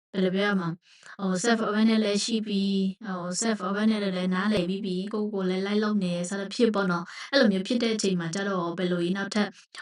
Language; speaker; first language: Burmese; non-native, local second language; Shan